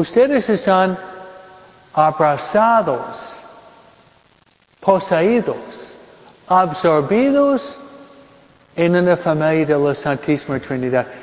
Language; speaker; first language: Spanish; non-native, fluent; English